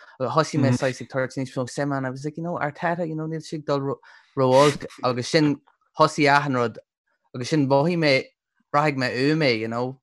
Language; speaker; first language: Irish; non-native, local second language; English